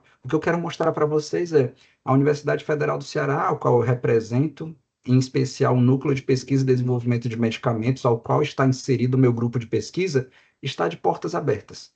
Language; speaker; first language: Portuguese; native; Portuguese